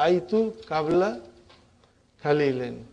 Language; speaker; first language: Arabic; non-native, fluent; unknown